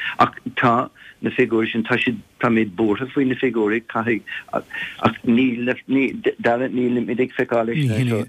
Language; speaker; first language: Irish; non-native, local second language; English